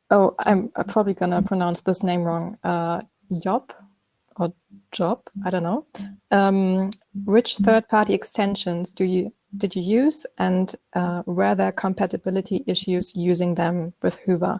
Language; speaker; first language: English; non-native, fluent; German